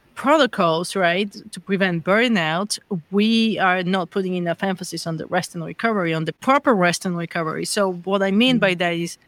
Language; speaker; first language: English; non-native, fluent; Bulgarian